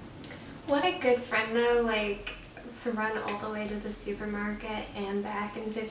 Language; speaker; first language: English; native; English